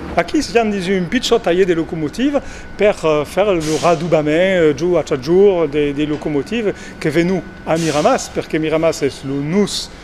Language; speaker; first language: Occitan; non-native, local second language; French